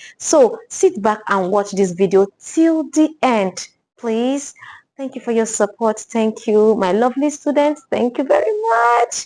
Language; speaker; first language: English; non-native, local second language; Igbo